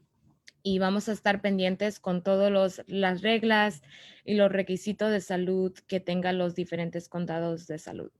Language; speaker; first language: Spanish; early bilingual, other home language; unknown